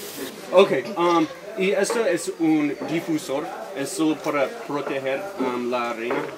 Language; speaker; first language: Spanish; non-native, learner; English